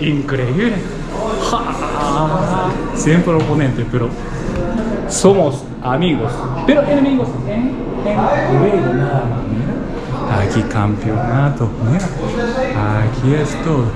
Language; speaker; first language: Spanish; non-native, learner; Japanese